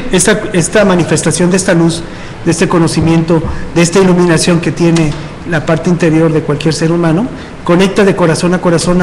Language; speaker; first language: Spanish; native; Spanish